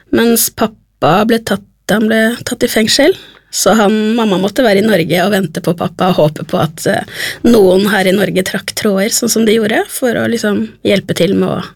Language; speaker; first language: Norwegian; early bilingual, other home language; Spanish